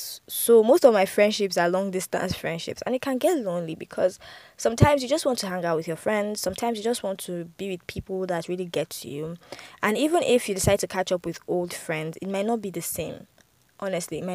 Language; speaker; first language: English; non-native, local second language; Yoruba